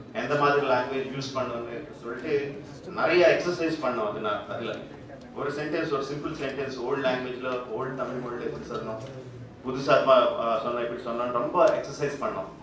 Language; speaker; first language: Tamil; non-native, local second language; Telugu